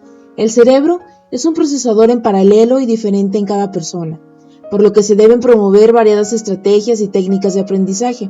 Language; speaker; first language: Spanish; native; Spanish